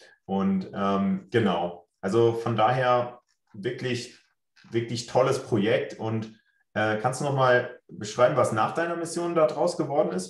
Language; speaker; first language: German; native; German